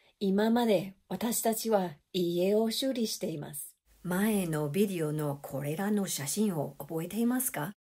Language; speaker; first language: Japanese; non-native, fluent; English